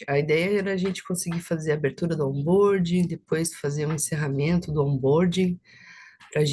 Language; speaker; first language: Portuguese; native; Portuguese